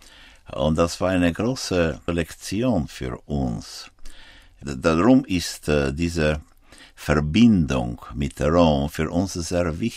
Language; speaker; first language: German; non-native, fluent; Ukrainian